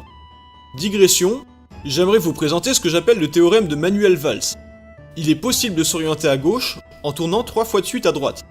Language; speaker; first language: French; native; French